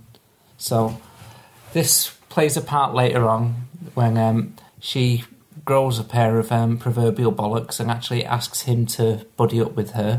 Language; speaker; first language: English; native; English